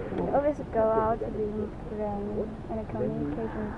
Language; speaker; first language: English; non-native, learner; Chinese